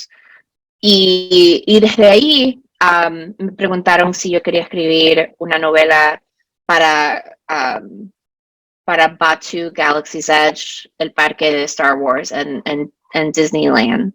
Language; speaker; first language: Spanish; early bilingual, heritage; Spanish